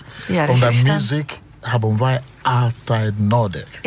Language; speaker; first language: Dutch; non-native, learner; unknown